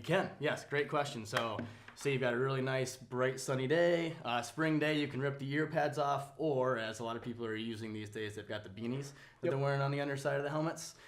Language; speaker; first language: English; native; English